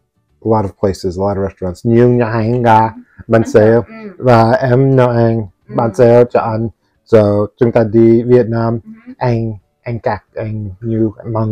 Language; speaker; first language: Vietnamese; non-native, learner; Italian